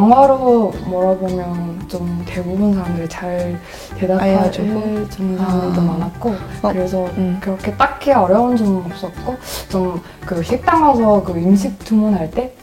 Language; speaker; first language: Korean; non-native, fluent; Mongolian